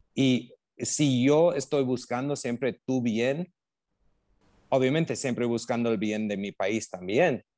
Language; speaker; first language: Spanish; non-native, fluent; English